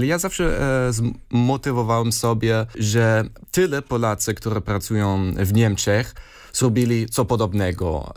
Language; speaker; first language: Polish; non-native, fluent; German